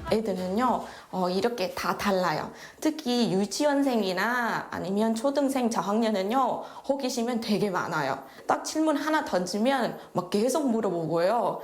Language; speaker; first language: Korean; non-native, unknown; Vietnamese